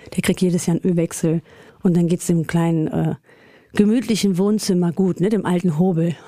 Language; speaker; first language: German; early bilingual, other home language; Greek